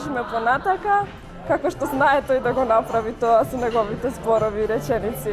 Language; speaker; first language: Macedonian; non-native, local second language; Albanian